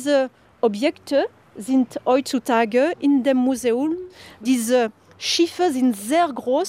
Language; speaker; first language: German; non-native, fluent; French